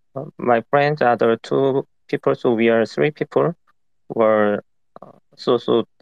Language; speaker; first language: English; non-native, fluent; Korean